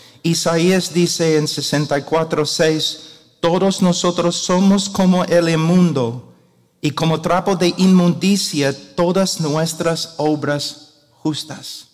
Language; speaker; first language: Spanish; non-native, fluent; English